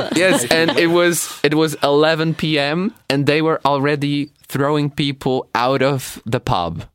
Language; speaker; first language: English; non-native, fluent; Polish